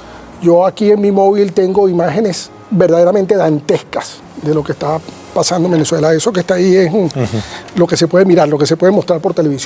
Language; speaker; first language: Spanish; native; Spanish